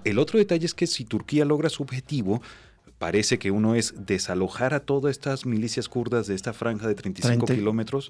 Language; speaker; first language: Spanish; native; Spanish